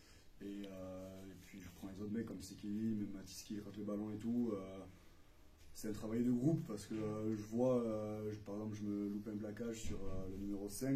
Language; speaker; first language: French; native; French